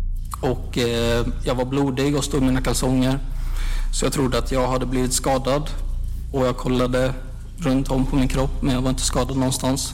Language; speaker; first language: Swedish; native; Swedish